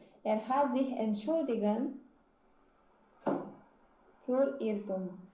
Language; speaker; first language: German; non-native, learner; Romanian